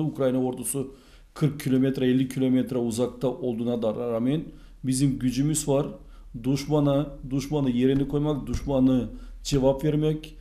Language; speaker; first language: Turkish; non-native, fluent; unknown